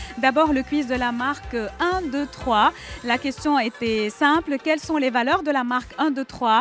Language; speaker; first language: French; native; French